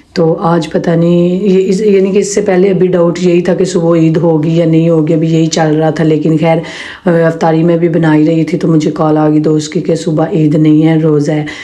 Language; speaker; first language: Urdu; non-native, local second language; Punjabi